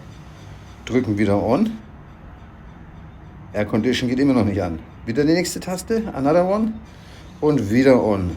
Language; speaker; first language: German; native; German